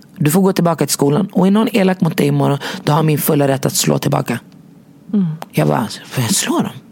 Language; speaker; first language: Swedish; early bilingual, other home language; Arabic